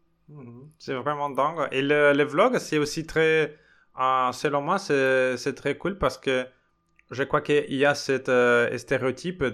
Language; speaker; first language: French; non-native, fluent; Portuguese